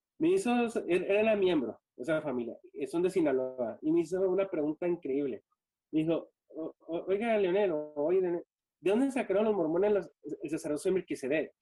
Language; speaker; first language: Spanish; native; Spanish